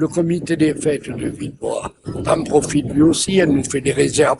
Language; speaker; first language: French; native; French